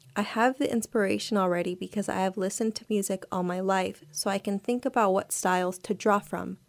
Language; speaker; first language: English; early bilingual, other home language; Spanish